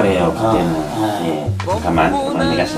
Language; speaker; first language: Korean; non-native, learner; Indonesian